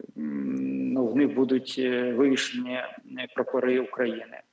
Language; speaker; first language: Ukrainian; native; Ukrainian